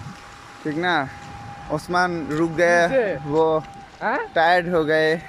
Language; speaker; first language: Hindi; non-native, learner; Bangla